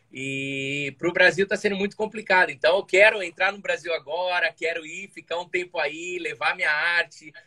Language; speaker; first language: Portuguese; native; Portuguese